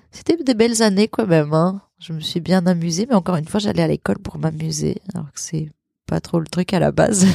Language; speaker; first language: French; early bilingual, other home language; Portuguese